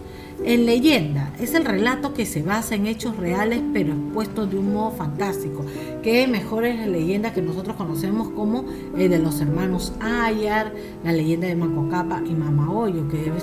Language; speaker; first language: Spanish; native; Spanish